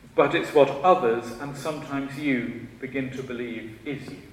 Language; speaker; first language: English; native; English